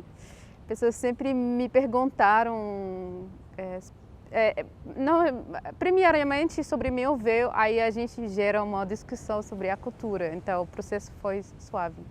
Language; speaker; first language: Portuguese; non-native, fluent; Arabic